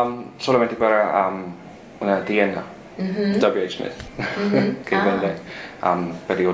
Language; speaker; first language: Spanish; non-native, learner; English